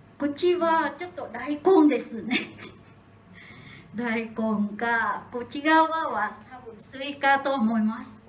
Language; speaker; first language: Japanese; non-native, learner; Vietnamese